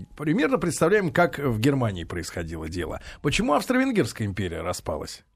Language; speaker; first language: Russian; native; Russian